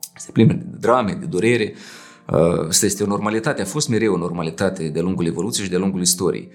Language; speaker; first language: Romanian; native; Romanian